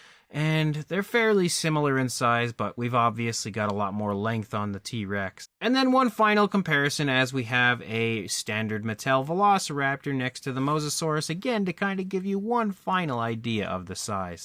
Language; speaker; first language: English; native; English